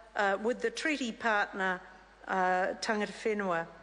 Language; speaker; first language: English; native; English